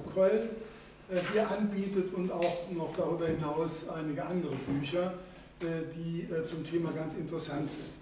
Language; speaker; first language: German; native; German